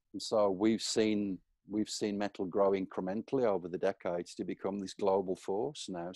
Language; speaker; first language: English; native; English